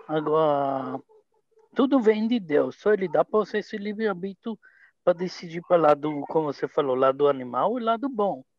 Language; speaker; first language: Portuguese; non-native, fluent; Hebrew